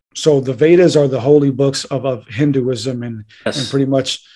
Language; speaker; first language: English; native; English